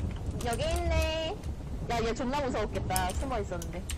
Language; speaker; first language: Korean; native; Korean